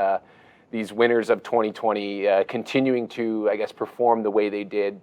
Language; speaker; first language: English; native; English